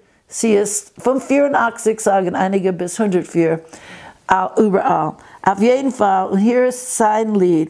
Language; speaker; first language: German; non-native, fluent; English